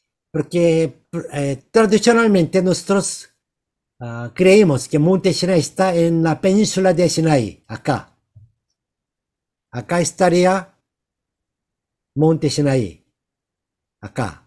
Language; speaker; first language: Spanish; non-native, learner; Korean